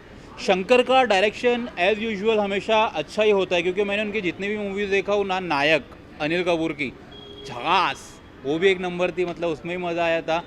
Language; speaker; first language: Hindi; native; Hindi